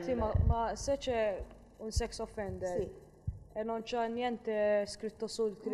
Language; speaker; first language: Italian; non-native, fluent; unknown